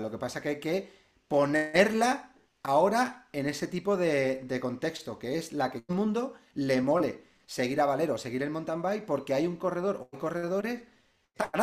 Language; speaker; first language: Spanish; native; Spanish